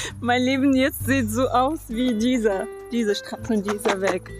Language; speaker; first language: German; non-native, learner; Arabic